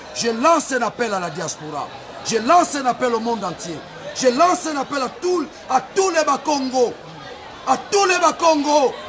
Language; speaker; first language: French; non-native, local second language; Lingala